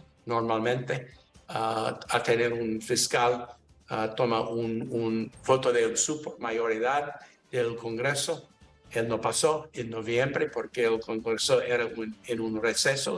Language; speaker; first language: Spanish; non-native, learner; English